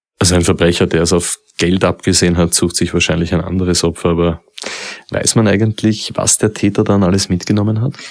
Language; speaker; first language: German; native; German